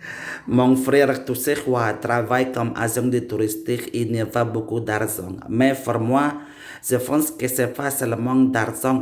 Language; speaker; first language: French; non-native, learner; Indonesian